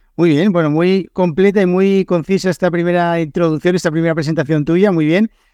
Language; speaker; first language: Spanish; native; Spanish